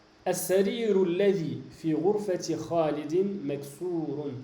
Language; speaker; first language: Arabic; non-native, fluent; French